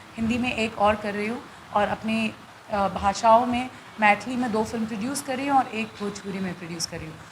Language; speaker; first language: Hindi; non-native, local second language; Bhojpuri